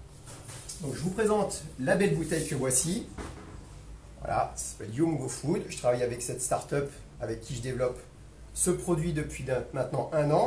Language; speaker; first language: French; native; French